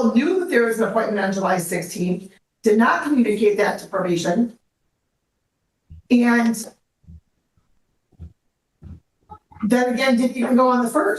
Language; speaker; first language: English; native; English